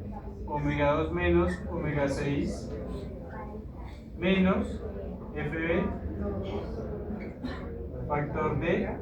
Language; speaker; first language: Spanish; native; Spanish